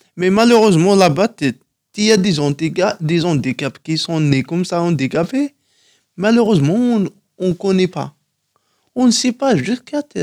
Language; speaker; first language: French; non-native, local second language; Kabyle